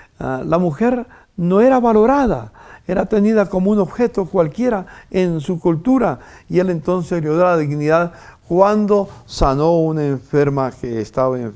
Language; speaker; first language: Spanish; native; Spanish